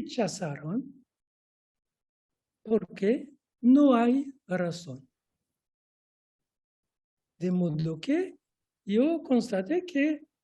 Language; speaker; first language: Spanish; non-native, fluent; French